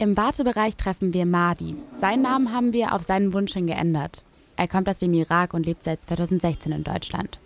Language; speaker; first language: German; native; German